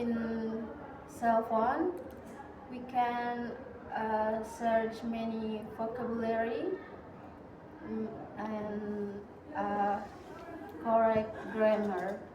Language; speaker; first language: English; non-native, learner; Indonesian